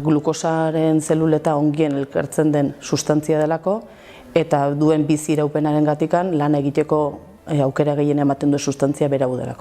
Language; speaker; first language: Basque; native; Basque